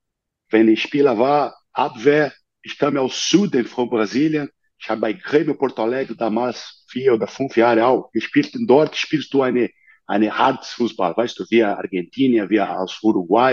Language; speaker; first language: German; non-native, fluent; Portuguese